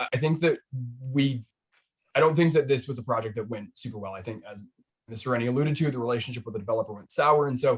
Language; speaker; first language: English; native; English